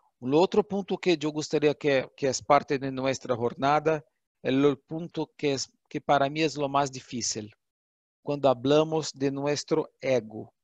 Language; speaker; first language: Portuguese; non-native, learner; Spanish